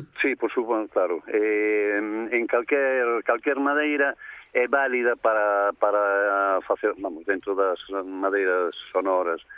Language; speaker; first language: Galician; native; Galician